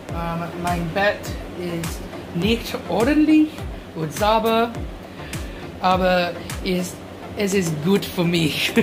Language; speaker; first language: German; non-native, learner; English